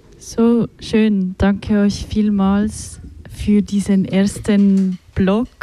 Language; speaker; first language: German; native; German